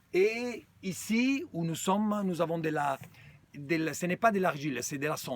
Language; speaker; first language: French; non-native, fluent; Italian